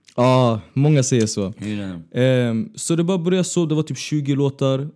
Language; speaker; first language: Swedish; native; Swedish